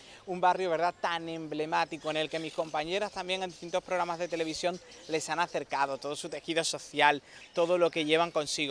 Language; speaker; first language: Spanish; native; Spanish